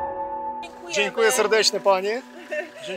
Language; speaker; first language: Polish; non-native, learner; Ukrainian